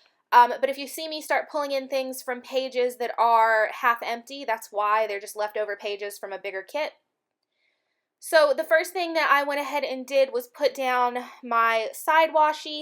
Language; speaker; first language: English; native; English